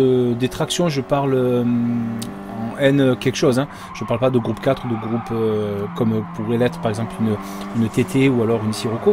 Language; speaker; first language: French; native; French